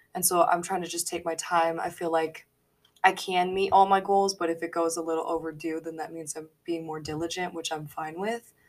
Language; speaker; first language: English; native; English